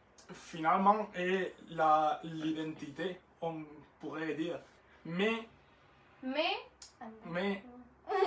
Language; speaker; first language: French; non-native, learner; Spanish